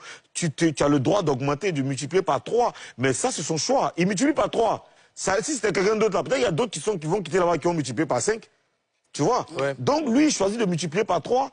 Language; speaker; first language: French; native; French